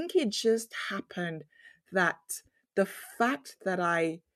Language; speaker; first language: English; non-native, local second language; Yoruba